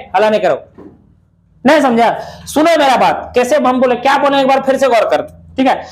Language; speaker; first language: Hindi; native; Hindi